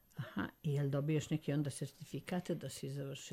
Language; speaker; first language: Serbian; native; Serbian